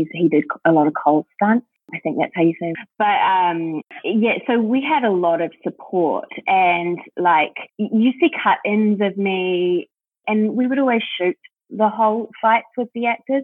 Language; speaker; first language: English; native; English